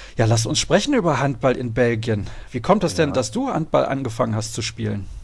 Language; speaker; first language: German; native; German